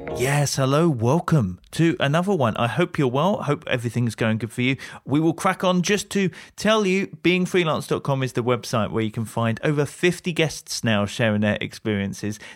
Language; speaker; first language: English; native; English